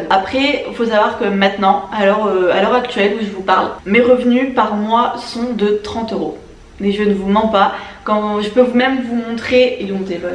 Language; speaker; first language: French; native; French